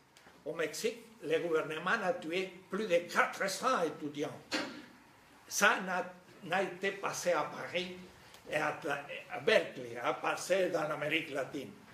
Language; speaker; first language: French; non-native, fluent; Spanish